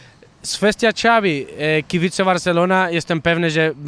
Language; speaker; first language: Polish; non-native, fluent; Catalan